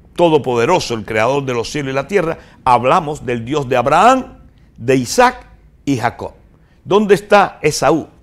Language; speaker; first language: Spanish; native; Spanish